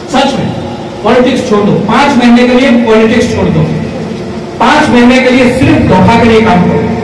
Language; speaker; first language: Hindi; non-native, local second language; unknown